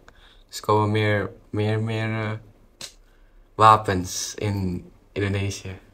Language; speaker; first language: Dutch; non-native, fluent; Indonesian